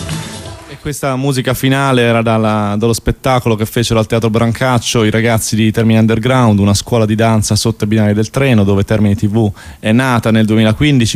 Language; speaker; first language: Italian; native; Italian